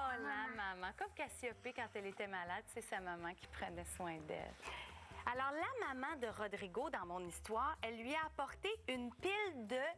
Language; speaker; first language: French; native; French